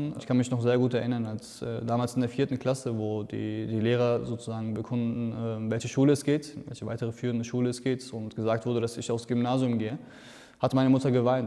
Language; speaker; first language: German; early bilingual, other home language; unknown